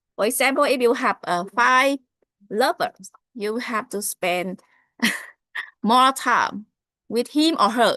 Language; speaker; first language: English; non-native, learner; Vietnamese